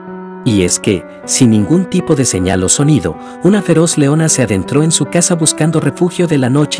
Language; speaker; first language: Spanish; native; Spanish